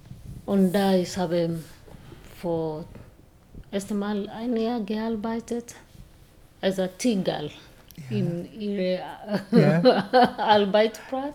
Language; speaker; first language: German; non-native, learner; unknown